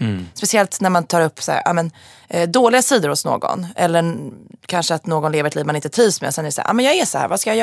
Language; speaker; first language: Swedish; native; Swedish